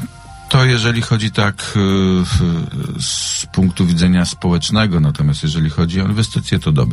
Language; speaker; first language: Polish; native; Polish